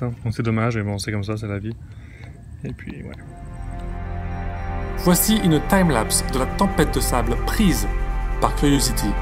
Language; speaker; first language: French; native; French